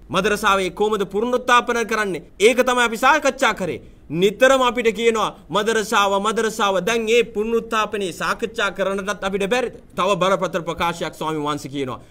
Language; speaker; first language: Sinhala; non-native, local second language; Tamil